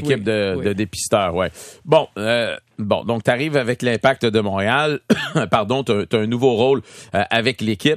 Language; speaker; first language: French; native; French